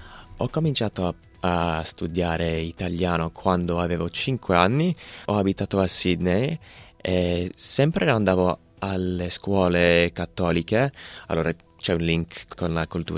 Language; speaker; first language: Italian; non-native, fluent; English